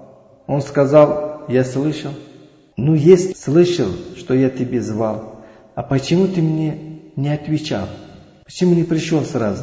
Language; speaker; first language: Russian; non-native, learner; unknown